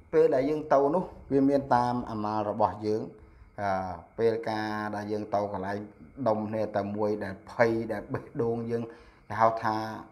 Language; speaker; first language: Khmer; non-native, local second language; Eastern Cham